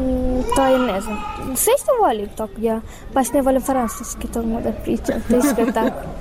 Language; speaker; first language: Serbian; non-native, learner; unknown